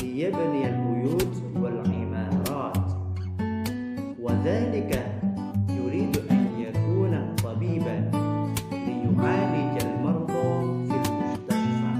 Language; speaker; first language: Arabic; non-native, fluent; Indonesian